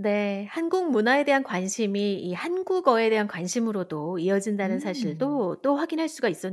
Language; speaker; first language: Korean; native; Korean